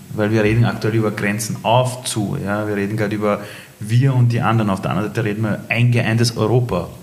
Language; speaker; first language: German; early bilingual, other home language; Persian